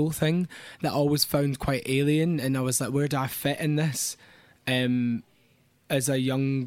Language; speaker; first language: English; native; English